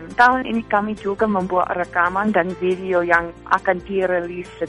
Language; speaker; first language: Indonesian; non-native, fluent; English